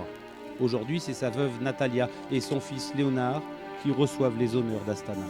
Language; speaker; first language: French; native; French